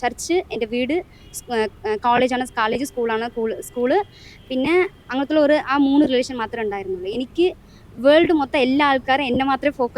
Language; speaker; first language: Malayalam; non-native, local second language; Tamil